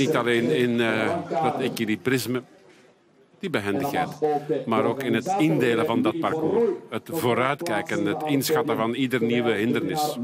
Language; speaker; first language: Dutch; native; Dutch